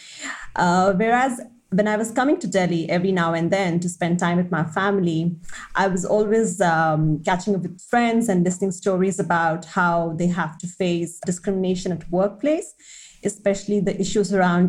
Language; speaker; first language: English; non-native, local second language; Hindi